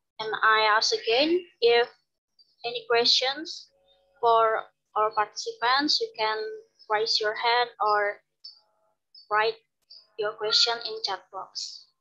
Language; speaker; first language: English; non-native, learner; Indonesian